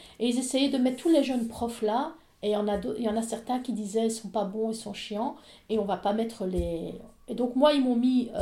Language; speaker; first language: French; native; French